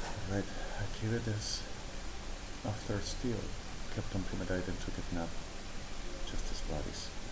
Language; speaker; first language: English; non-native, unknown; Spanish